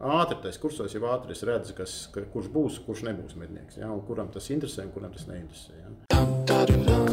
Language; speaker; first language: Latvian; native; Latvian